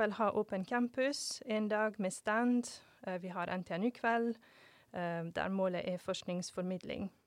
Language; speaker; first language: Norwegian; non-native, fluent; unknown